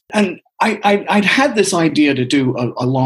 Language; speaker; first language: English; native; English